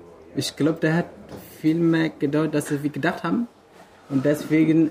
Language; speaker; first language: German; non-native, fluent; Kurdish